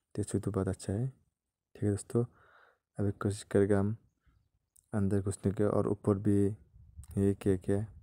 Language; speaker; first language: Hindi; non-native, local second language; Bangla